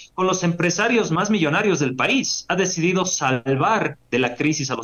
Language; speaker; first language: Spanish; native; Spanish